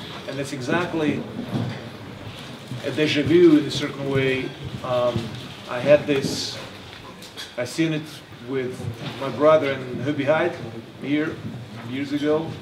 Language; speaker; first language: English; non-native, fluent; Russian